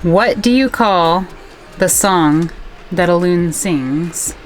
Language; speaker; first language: English; native; English